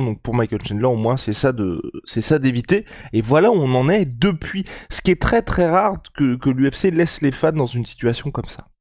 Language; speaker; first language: French; native; French